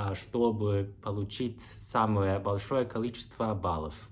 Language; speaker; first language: Russian; non-native, fluent; English